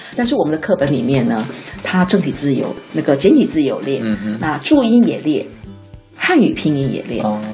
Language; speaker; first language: Chinese; non-native, local second language; Min Nan Chinese